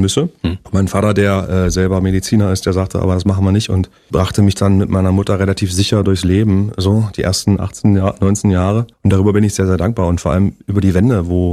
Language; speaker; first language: German; native; German